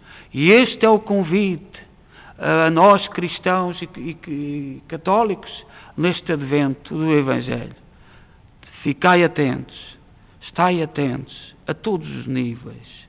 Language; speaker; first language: Portuguese; native; Portuguese